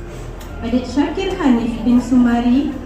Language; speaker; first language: Malay; native; Malay